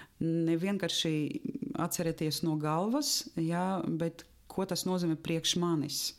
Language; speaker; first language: Latvian; non-native, local second language; Russian